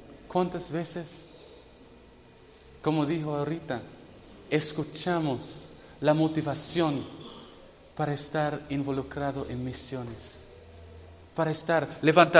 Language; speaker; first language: Spanish; non-native, fluent; English